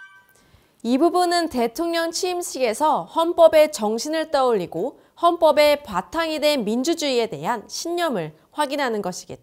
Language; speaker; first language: Korean; native; Korean